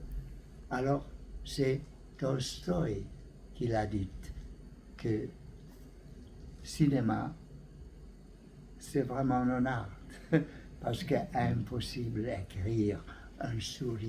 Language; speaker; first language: French; non-native, learner; Hungarian